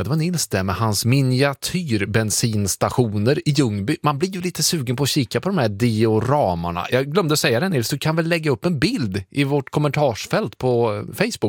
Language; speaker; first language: Swedish; native; Swedish